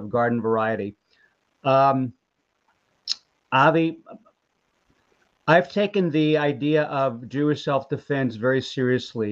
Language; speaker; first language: English; native; English